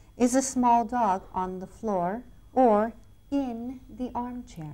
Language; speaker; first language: English; native; English